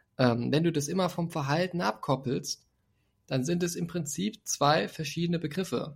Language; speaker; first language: German; native; German